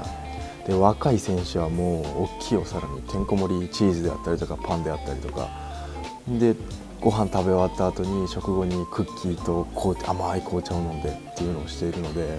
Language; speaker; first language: Japanese; native; Japanese